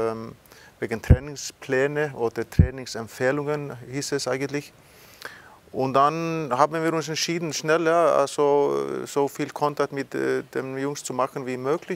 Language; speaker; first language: German; non-native, fluent; Icelandic